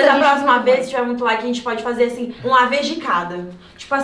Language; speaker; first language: Portuguese; native; Portuguese